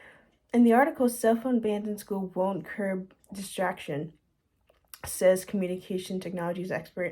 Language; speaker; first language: English; native; English